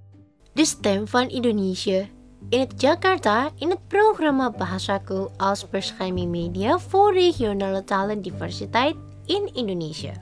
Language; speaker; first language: Dutch; non-native, learner; Indonesian